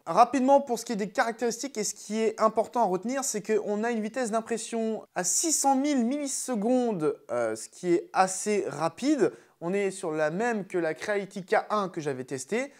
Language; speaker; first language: French; native; French